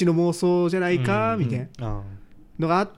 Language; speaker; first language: Japanese; native; Japanese